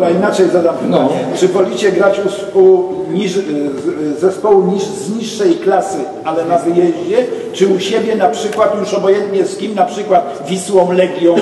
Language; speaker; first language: Polish; native; Polish